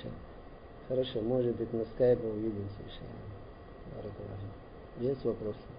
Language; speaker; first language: Russian; non-native, learner; Arabic